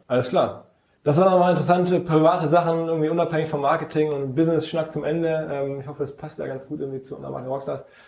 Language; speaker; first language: German; native; German